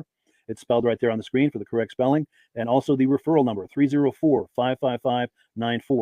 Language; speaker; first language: English; native; English